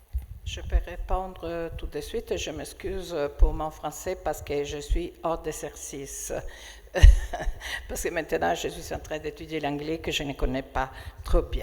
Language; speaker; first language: French; non-native, fluent; Italian